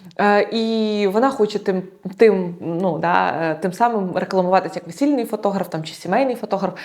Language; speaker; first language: Ukrainian; non-native, local second language; Russian